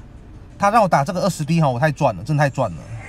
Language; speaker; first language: Chinese; native; Chinese